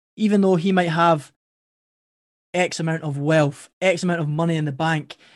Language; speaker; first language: English; native; English